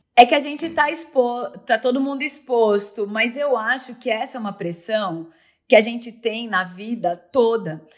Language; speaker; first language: Portuguese; native; Portuguese